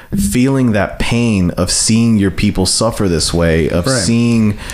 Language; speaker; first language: English; native; English